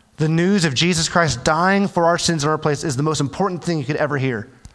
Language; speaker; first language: English; early bilingual, other home language; Chinese